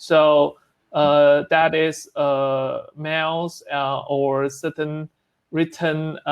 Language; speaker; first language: English; non-native, learner; Chinese